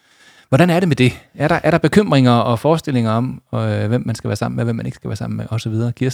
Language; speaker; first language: Danish; native; Danish